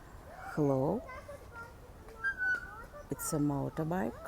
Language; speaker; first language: English; non-native, learner; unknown